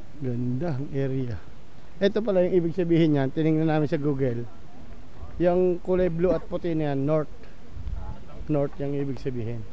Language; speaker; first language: Filipino; native; Filipino